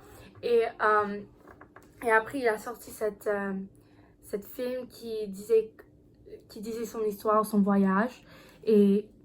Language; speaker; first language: French; non-native, learner; English